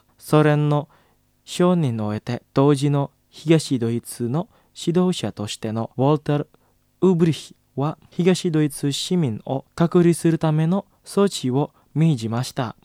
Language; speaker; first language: Japanese; non-native, fluent; Indonesian